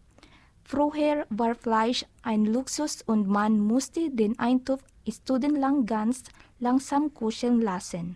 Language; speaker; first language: German; non-native, learner; Filipino